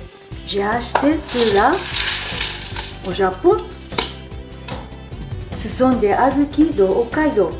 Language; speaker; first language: French; non-native, fluent; Japanese